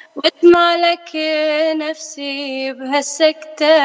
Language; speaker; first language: Arabic; native; Arabic